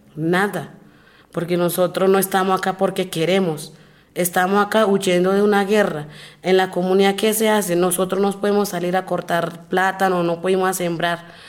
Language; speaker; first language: Spanish; non-native, local second language; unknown